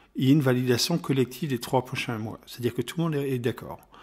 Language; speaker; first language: French; non-native, fluent; German